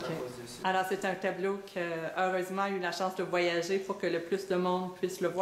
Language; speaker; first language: French; native; French